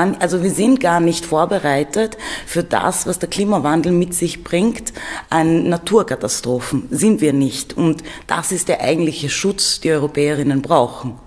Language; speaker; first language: German; non-native, fluent; Greek